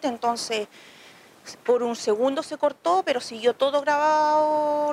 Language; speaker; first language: Spanish; native; Spanish